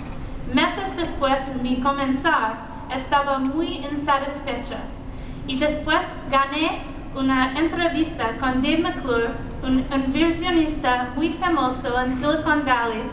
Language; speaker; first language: Spanish; non-native, learner; English